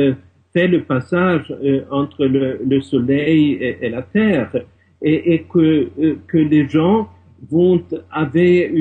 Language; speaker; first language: French; non-native, fluent; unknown